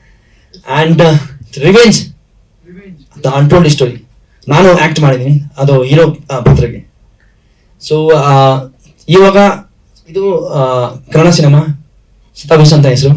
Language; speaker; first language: Kannada; non-native, learner; Hindi